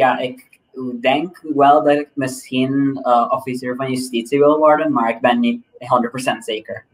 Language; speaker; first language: Dutch; non-native, local second language; Papiamento